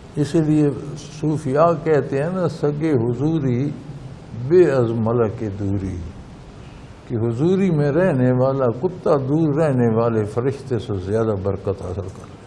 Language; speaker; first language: Urdu; non-native, local second language; Punjabi